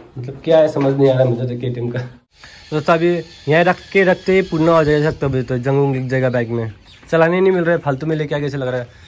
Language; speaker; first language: Hindi; non-native, local second language; Nepali